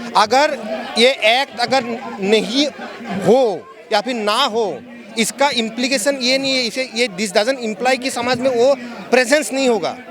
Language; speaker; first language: Hindi; non-native, local second language; Assamese